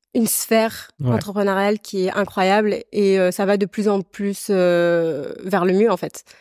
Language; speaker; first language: French; native; French